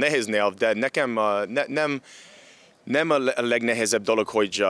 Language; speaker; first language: Hungarian; non-native, learner; English